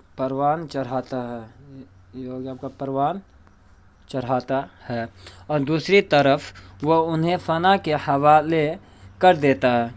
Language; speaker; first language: Urdu; native; Urdu